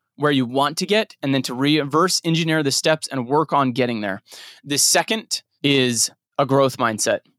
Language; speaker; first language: English; native; English